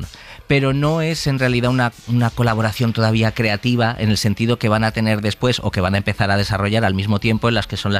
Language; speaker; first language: Spanish; native; Spanish